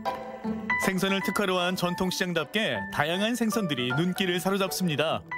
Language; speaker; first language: Korean; native; Korean